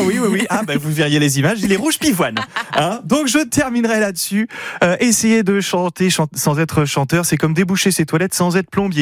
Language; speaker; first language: French; native; French